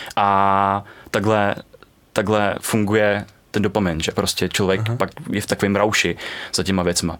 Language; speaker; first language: Czech; native; Czech